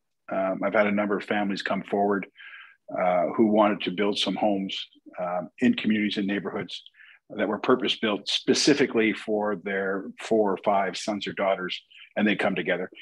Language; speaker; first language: English; native; English